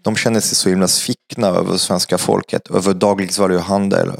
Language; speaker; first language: Swedish; non-native, fluent; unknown